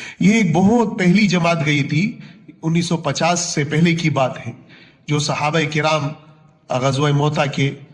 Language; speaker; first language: Urdu; non-native, local second language; Punjabi